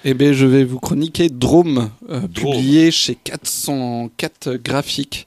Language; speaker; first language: French; native; French